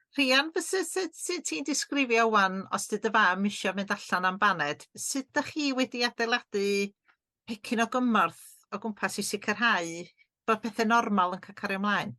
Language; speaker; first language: Welsh; native; Welsh